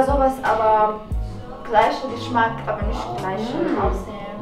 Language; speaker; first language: German; non-native, learner; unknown